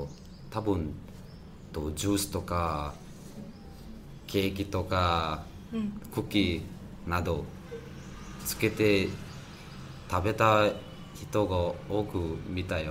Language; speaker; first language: Japanese; non-native, learner; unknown